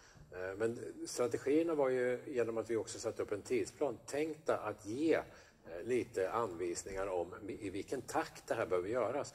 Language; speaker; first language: Swedish; native; Swedish